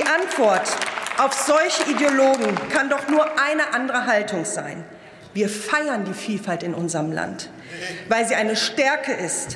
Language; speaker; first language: German; early bilingual, other home language; Turkish